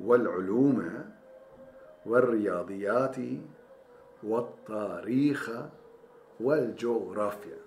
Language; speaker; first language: Arabic; non-native, fluent; Turkish